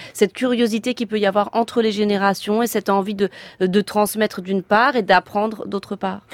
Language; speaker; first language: French; native; French